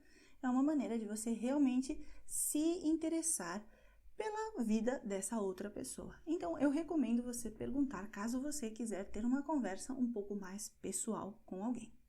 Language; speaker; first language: Portuguese; non-native, fluent; Spanish